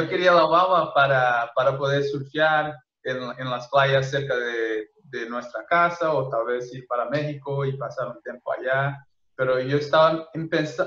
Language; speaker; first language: Spanish; non-native, fluent; Portuguese